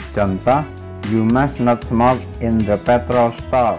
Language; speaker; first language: English; non-native, fluent; Indonesian